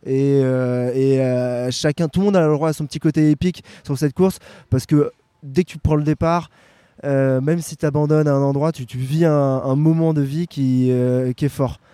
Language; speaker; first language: French; native; French